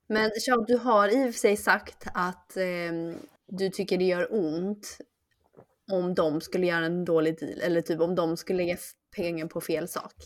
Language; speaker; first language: Swedish; early bilingual, other home language; Chinese